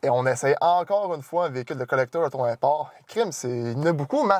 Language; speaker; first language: French; native; French